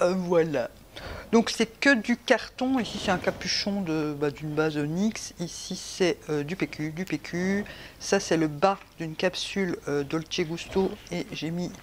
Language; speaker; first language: French; native; French